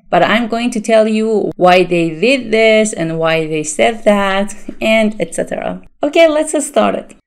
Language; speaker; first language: English; non-native, fluent; Persian